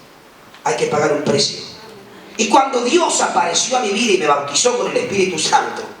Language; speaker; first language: Spanish; native; Spanish